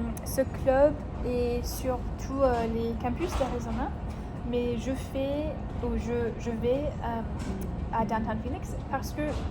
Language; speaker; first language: French; non-native, learner; English